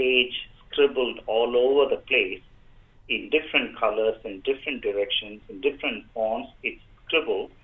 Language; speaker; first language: English; non-native, local second language; Tamil